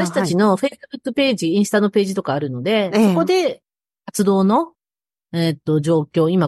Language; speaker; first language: Japanese; native; Japanese